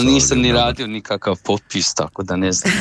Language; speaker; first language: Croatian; early bilingual, heritage; Croatian